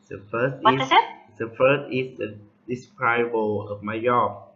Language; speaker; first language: English; non-native, learner; Vietnamese